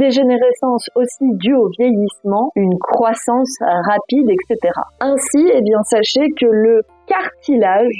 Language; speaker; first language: French; native; French